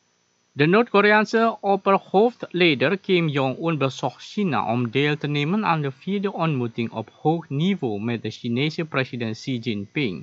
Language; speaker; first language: Dutch; non-native, fluent; Indonesian